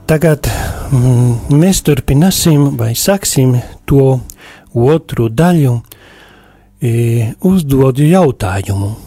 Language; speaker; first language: Latvian; non-native, fluent; Spanish